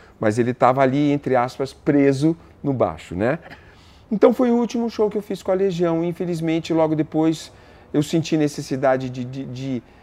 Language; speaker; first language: Portuguese; native; Portuguese